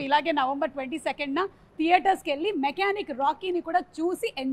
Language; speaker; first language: Telugu; native; Telugu